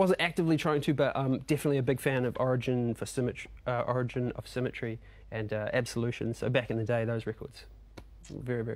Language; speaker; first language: English; native; English